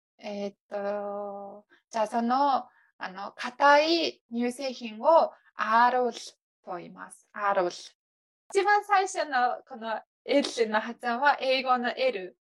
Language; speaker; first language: Japanese; non-native, fluent; Mongolian